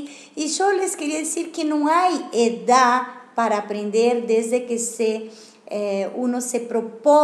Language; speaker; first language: Spanish; non-native, fluent; Portuguese